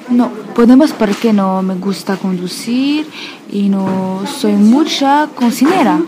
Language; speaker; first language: Spanish; non-native, learner; French